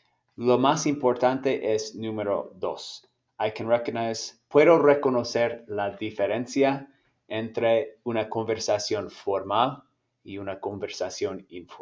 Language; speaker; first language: Spanish; non-native, fluent; English